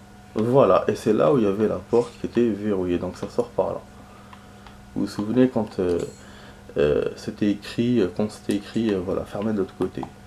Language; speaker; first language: French; native; French